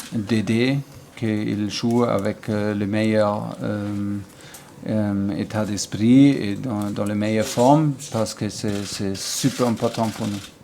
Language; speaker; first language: French; non-native, learner; German